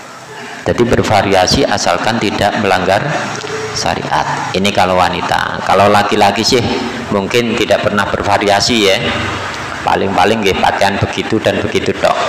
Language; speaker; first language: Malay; non-native, local second language; Javanese